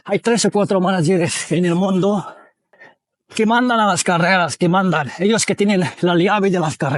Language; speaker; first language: Spanish; non-native, fluent; Arabic